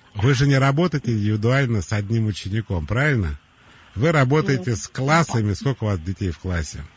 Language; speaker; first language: Russian; native; Russian